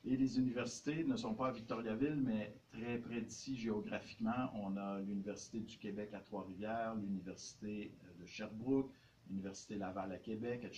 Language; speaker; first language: French; native; French